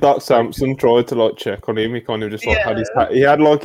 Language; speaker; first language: English; native; English